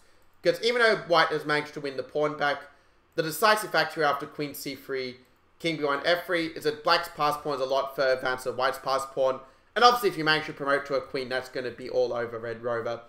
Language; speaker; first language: English; native; English